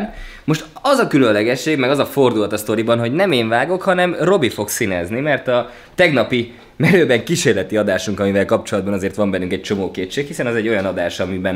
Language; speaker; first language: Hungarian; native; Hungarian